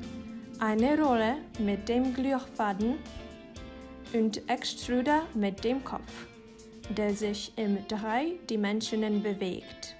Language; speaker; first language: German; non-native, learner; Polish